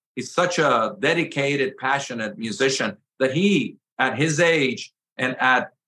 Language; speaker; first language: English; early bilingual, other home language; Spanish